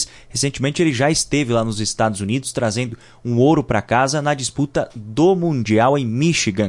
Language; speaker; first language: Portuguese; native; Portuguese